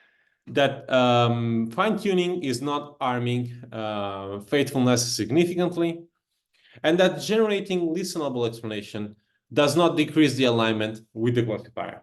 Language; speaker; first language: English; non-native, fluent; Italian